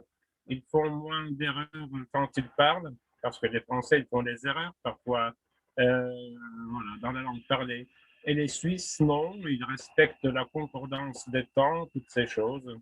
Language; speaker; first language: French; non-native, fluent; Russian